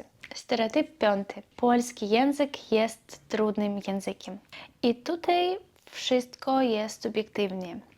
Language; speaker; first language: Polish; non-native, learner; Belarusian